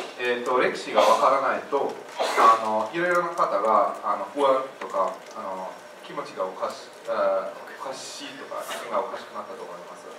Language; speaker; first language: Japanese; non-native, fluent; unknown